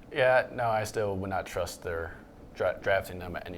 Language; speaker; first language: English; native; English